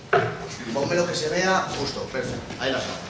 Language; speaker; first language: Spanish; native; Spanish